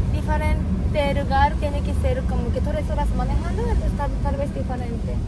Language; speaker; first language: Spanish; non-native, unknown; Japanese